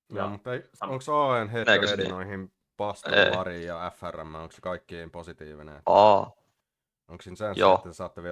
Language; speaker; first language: Finnish; native; Finnish